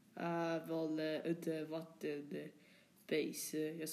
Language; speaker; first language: Swedish; non-native, learner; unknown